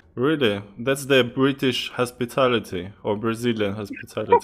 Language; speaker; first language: English; non-native, fluent; Russian